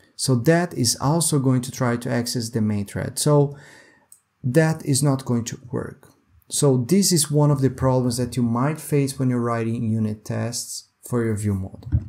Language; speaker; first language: English; non-native, fluent; Portuguese